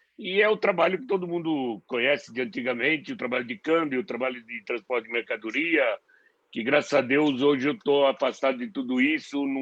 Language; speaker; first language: Portuguese; non-native, fluent; Hebrew